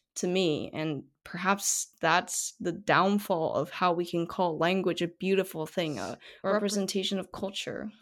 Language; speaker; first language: English; non-native, fluent; Korean